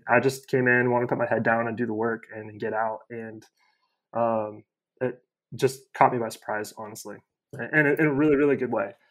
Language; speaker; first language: English; native; English